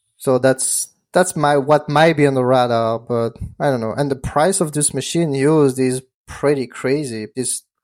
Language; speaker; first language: English; non-native, fluent; French